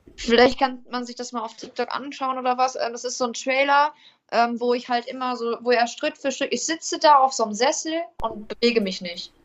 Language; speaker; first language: German; native; German